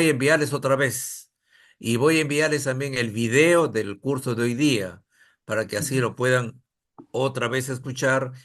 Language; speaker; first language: Spanish; native; Spanish